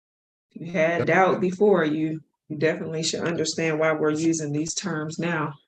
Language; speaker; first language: English; native; English